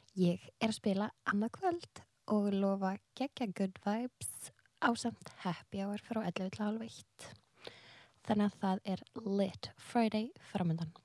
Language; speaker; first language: Icelandic; early bilingual, other home language; Filipino